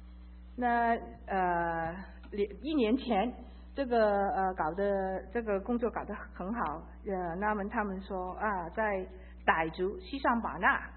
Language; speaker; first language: Chinese; early bilingual, heritage; Chinese